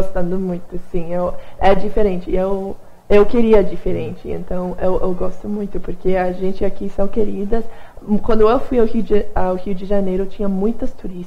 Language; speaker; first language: Portuguese; non-native, fluent; English